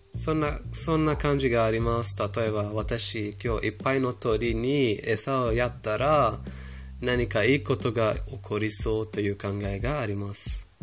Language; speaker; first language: Japanese; non-native, fluent; Persian